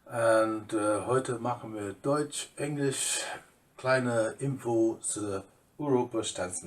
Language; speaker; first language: German; non-native, fluent; English